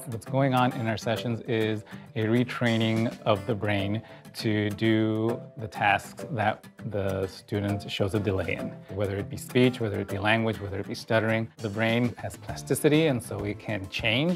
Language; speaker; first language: English; early bilingual, other home language; Spanish